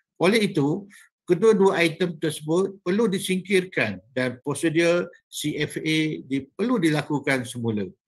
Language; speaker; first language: Malay; native; Malay